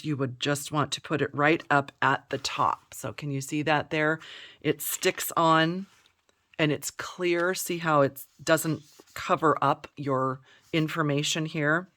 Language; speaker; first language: English; native; English